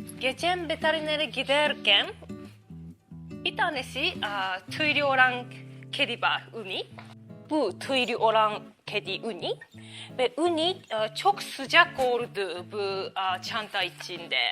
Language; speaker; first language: Turkish; non-native, learner; Japanese